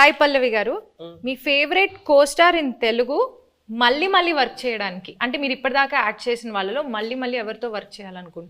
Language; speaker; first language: Telugu; native; Telugu